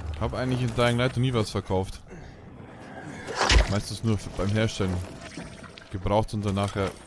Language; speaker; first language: German; native; German